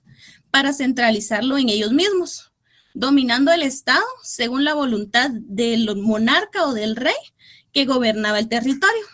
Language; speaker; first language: Spanish; native; Spanish